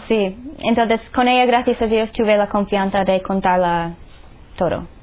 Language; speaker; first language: Spanish; non-native, fluent; English